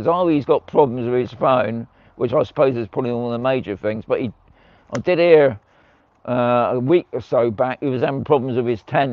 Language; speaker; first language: English; native; English